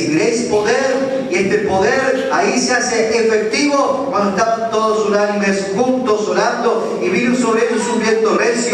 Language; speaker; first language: Spanish; native; Spanish